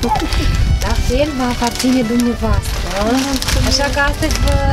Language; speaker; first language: Romanian; native; Romanian